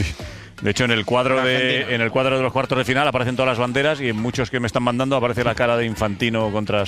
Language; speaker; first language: Spanish; native; Spanish